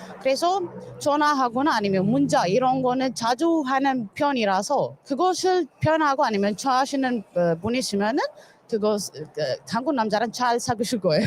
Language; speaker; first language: Korean; non-native, fluent; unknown